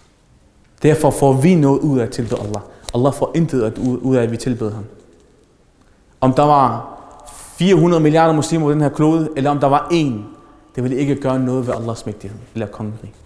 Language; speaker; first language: Danish; early bilingual, other home language; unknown